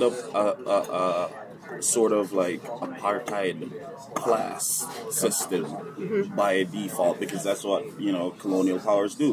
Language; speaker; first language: English; non-native, local second language; Jamaican Creole English